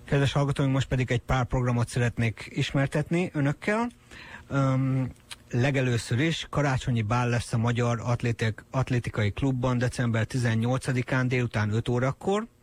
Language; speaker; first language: Hungarian; native; Hungarian